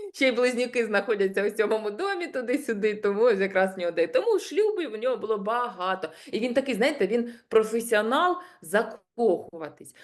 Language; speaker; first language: Ukrainian; non-native, local second language; Russian